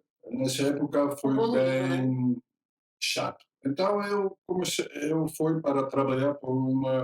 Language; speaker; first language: Portuguese; non-native, fluent; Dutch